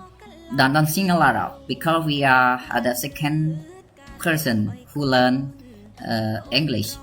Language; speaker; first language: English; non-native, learner; Khmer